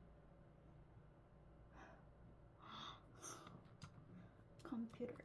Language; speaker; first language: French; non-native, learner; Korean